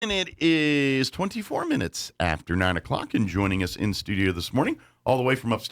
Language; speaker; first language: English; native; English